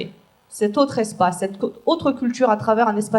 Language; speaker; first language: French; native; French